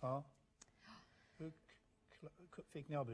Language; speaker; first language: Swedish; native; Swedish